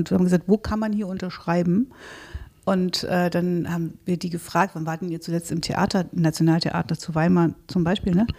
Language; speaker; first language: German; native; German